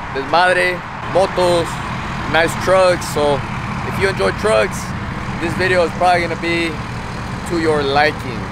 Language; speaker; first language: English; early bilingual, other home language; Spanish